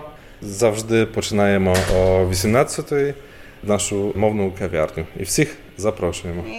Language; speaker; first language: Ukrainian; non-native, fluent; Polish